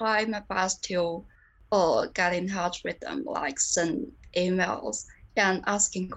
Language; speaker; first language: English; non-native, learner; Chinese